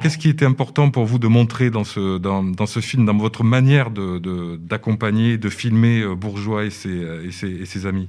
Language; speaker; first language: French; native; French